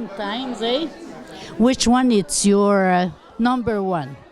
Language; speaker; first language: English; non-native, local second language; French